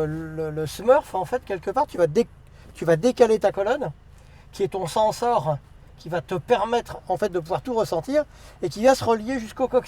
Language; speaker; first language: French; native; French